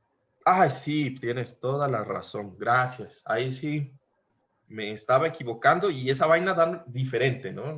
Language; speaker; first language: Spanish; native; Spanish